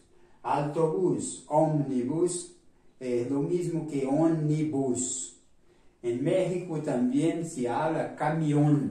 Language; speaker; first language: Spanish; non-native, fluent; Portuguese